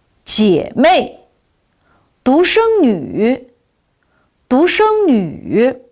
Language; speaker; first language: Chinese; non-native, local second language; Uyghur